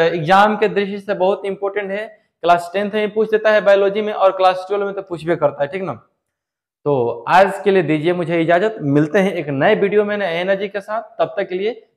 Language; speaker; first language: Hindi; native; Hindi